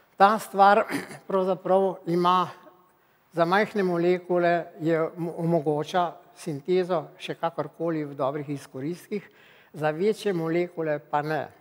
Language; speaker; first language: Slovenian; native; Slovenian